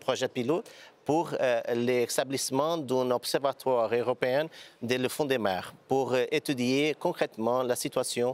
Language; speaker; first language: French; non-native, learner; Portuguese